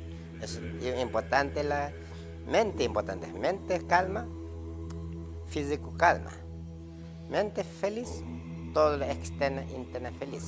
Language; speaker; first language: Spanish; non-native, learner; Ladakhi